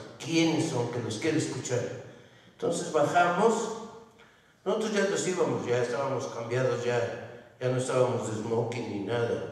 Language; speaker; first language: Spanish; native; Spanish